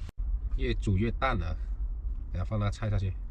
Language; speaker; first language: Chinese; native; Chinese